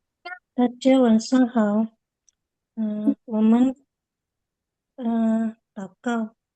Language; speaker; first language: Chinese; non-native, learner; Indonesian